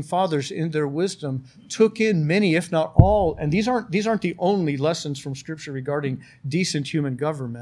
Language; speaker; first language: English; native; English